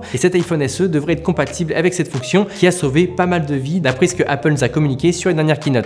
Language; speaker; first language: French; native; French